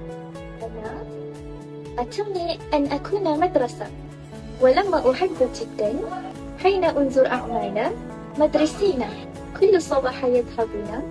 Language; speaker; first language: Arabic; non-native, learner; Malay